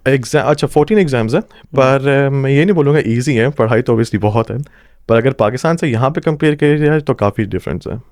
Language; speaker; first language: Urdu; non-native, local second language; Punjabi